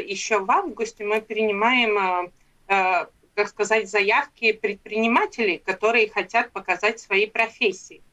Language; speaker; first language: Russian; non-native, local second language; Latvian